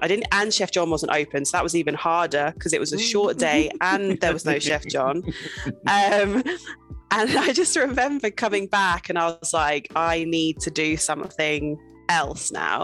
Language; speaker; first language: English; native; English